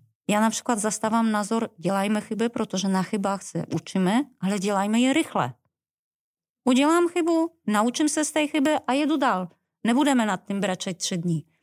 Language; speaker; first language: Czech; non-native, fluent; Polish